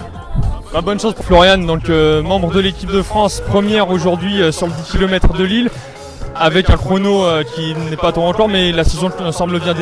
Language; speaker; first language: French; native; French